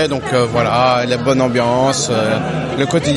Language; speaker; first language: French; native; French